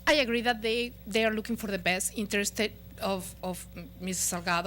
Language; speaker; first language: English; non-native, fluent; Spanish